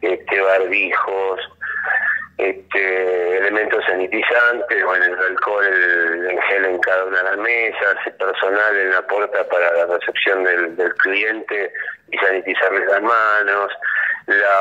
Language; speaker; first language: Spanish; native; Spanish